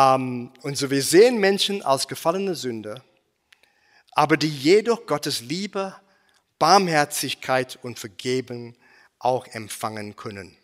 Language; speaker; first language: German; non-native, fluent; English